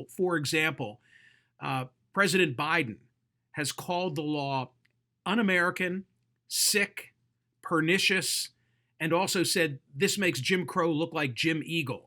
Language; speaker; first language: English; native; English